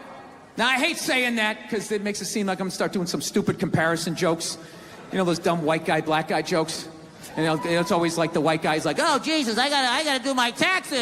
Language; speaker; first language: English; native; English